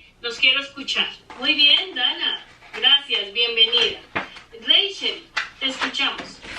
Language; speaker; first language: Spanish; non-native, fluent; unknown